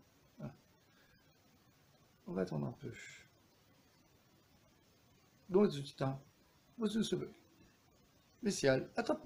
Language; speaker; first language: French; native; French